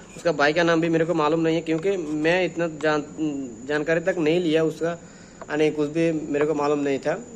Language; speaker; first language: Hindi; non-native, learner; Bangla